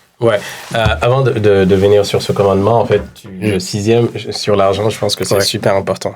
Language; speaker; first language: French; non-native, local second language; Wolof